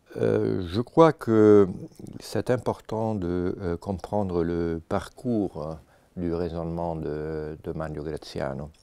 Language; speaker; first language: French; non-native, fluent; Italian